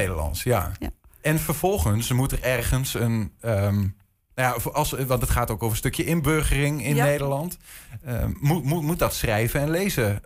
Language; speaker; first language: Dutch; native; Dutch